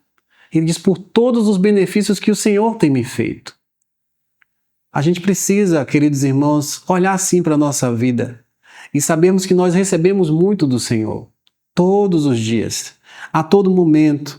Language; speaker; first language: Portuguese; native; Portuguese